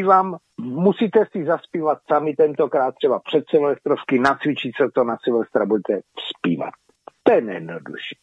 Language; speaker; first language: Czech; native; Czech